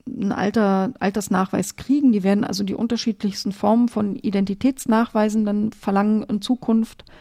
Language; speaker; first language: German; native; German